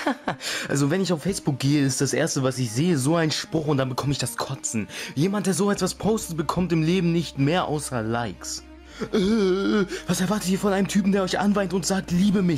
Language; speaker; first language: German; native; German